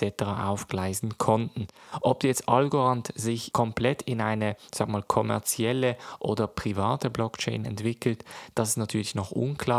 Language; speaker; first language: German; native; German